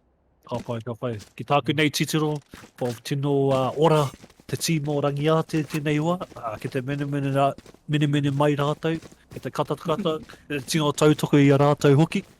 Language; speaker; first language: Māori; non-native, local second language; English